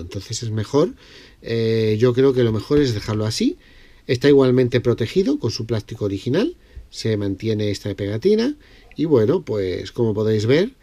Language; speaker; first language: Spanish; native; Spanish